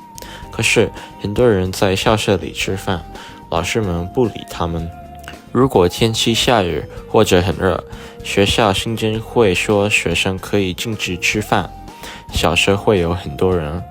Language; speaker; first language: Chinese; non-native, learner; English